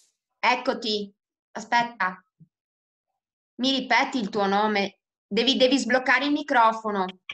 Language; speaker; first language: Italian; native; Italian